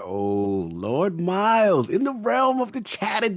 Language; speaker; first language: English; native; English